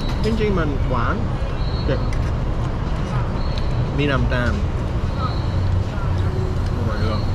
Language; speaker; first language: Thai; non-native, fluent; English